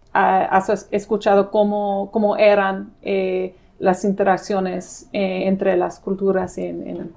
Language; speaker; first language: Spanish; non-native, fluent; English